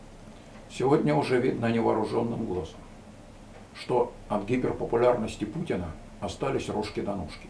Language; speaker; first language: Russian; native; Russian